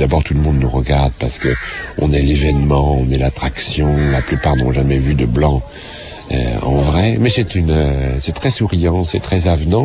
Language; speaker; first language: French; native; French